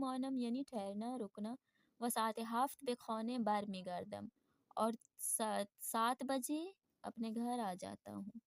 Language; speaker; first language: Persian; non-native, fluent; Urdu